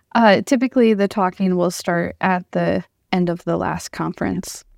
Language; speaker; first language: English; native; English